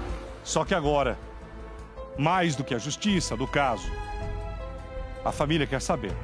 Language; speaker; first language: Portuguese; native; Portuguese